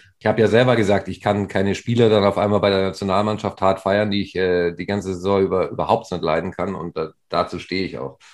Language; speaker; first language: German; native; German